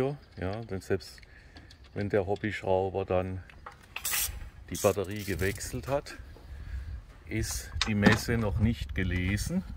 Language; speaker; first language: German; native; German